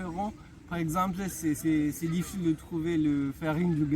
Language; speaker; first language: French; non-native, fluent; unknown